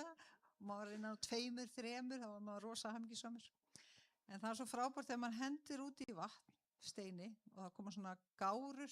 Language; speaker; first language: Icelandic; native; Icelandic